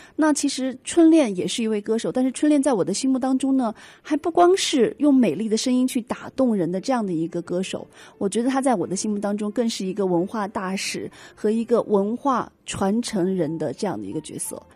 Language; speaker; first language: Chinese; native; Chinese